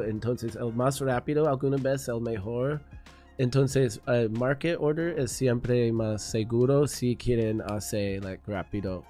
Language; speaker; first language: Spanish; non-native, learner; English